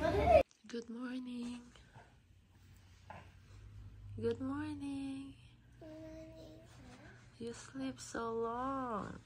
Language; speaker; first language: English; non-native, learner; Filipino